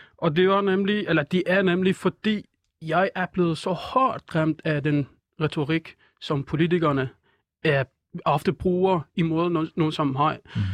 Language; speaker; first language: Danish; non-native, fluent; Persian